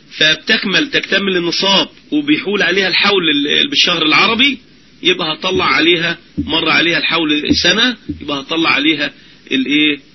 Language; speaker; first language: Arabic; native; Arabic